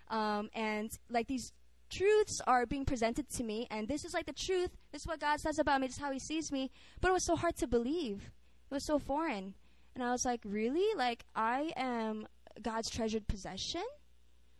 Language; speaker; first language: English; non-native, local second language; Korean